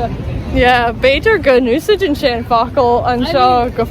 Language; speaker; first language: Irish; non-native, local second language; English